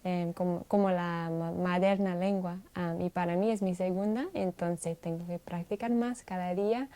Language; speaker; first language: Spanish; non-native, learner; English